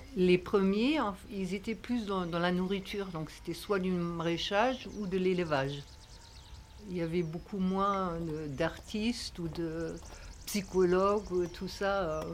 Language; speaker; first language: French; non-native, fluent; German